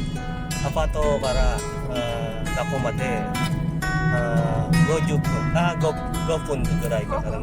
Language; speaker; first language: Japanese; non-native, learner; Filipino